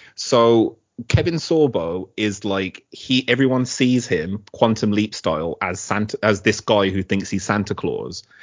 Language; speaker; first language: English; native; English